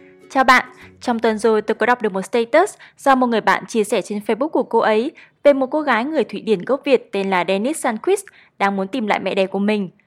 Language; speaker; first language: Vietnamese; native; Vietnamese